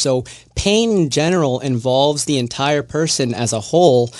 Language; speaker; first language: English; native; English